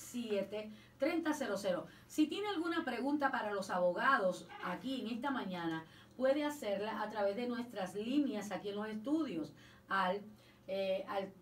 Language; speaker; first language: Spanish; native; Spanish